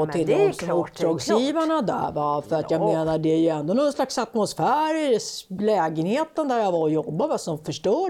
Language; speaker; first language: Swedish; native; Swedish